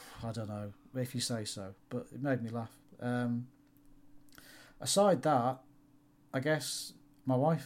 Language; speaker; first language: English; native; English